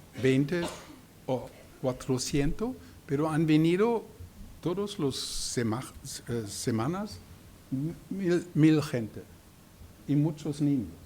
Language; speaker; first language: Spanish; non-native, learner; German